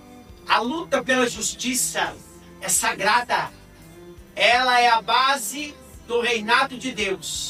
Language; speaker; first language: Portuguese; native; Portuguese